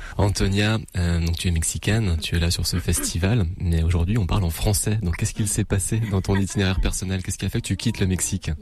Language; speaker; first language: French; native; French